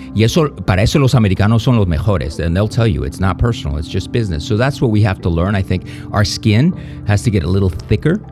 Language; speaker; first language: English; non-native, fluent; Spanish